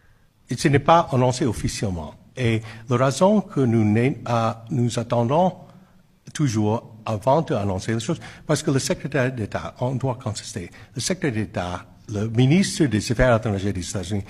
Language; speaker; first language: French; non-native, fluent; English